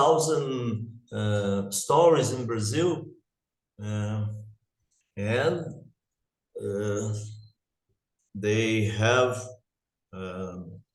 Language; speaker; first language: English; non-native, learner; Portuguese